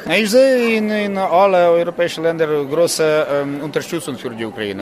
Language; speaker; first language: German; non-native, learner; Ukrainian